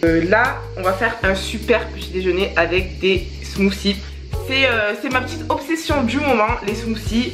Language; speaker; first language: French; native; French